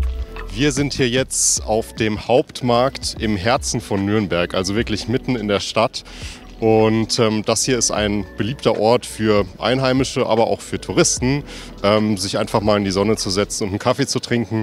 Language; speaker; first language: German; native; German